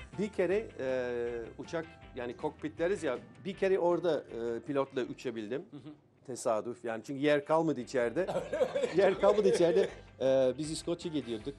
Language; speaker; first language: Turkish; non-native, fluent; English